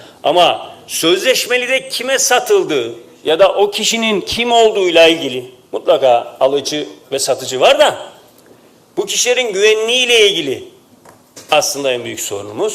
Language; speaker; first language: Turkish; native; Turkish